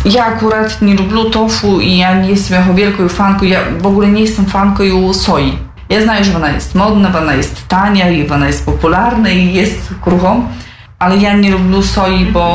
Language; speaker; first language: Polish; non-native, local second language; Belarusian